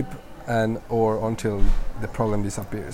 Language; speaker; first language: English; non-native, fluent; Spanish